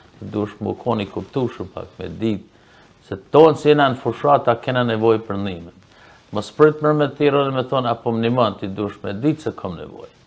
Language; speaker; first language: Albanian; early bilingual, heritage; Albanian